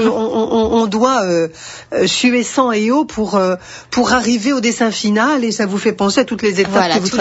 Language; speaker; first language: French; native; French